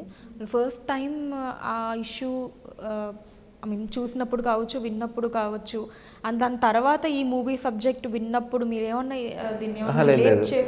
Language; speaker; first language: Telugu; native; Telugu